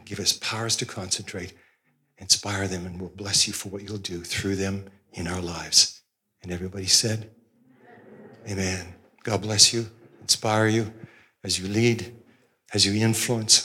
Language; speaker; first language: English; native; English